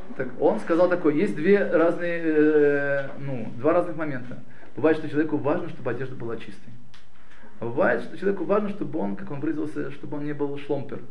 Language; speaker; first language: Russian; early bilingual, heritage; Russian